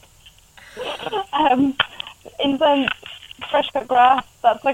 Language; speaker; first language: English; native; English